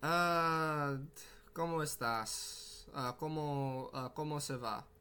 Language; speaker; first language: Spanish; non-native, learner; English